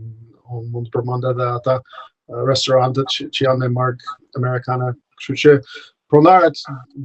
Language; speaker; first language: Albanian; non-native, fluent; English